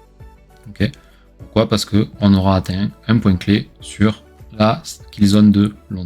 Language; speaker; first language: French; native; French